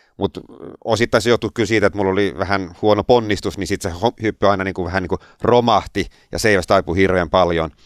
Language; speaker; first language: Finnish; non-native, local second language; Swedish